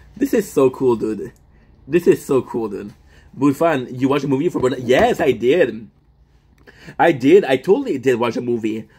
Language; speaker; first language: English; non-native, fluent; French